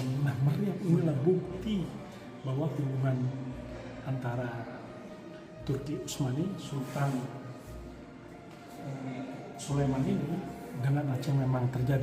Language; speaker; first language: Indonesian; native; Indonesian